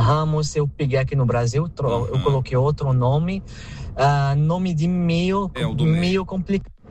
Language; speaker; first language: Portuguese; non-native, learner; Arabic